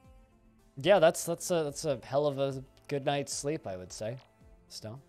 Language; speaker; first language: English; native; English